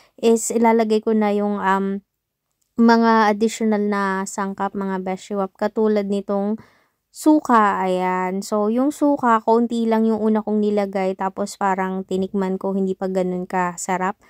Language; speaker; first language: Filipino; native; Filipino